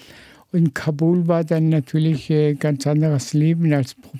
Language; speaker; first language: German; non-native, fluent; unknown